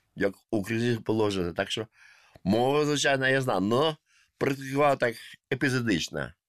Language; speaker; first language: Ukrainian; non-native, local second language; Russian